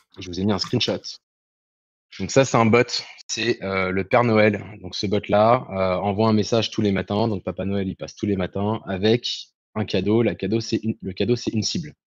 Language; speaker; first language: French; native; French